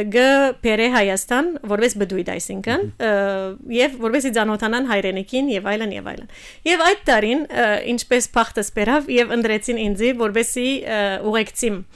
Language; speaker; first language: Armenian; early bilingual, heritage; Armenian